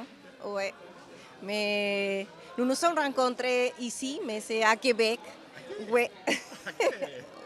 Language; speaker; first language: French; non-native, fluent; Spanish